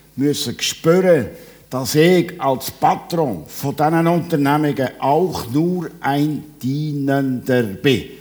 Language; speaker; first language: German; native; German